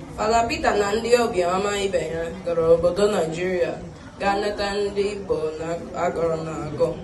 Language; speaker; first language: Igbo; early bilingual, other home language; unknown